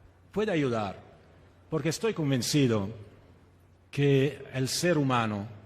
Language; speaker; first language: Spanish; non-native, fluent; Italian